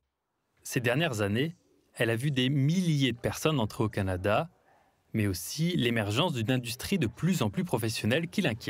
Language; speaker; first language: French; native; French